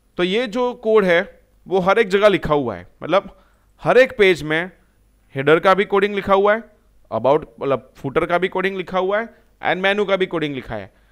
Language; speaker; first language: Hindi; non-native, local second language; Gujarati